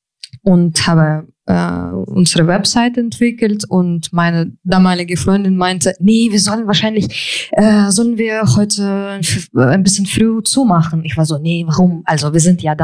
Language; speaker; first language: German; non-native, fluent; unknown